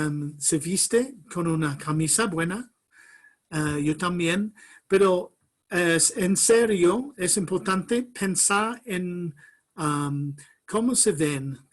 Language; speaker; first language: Spanish; non-native, fluent; English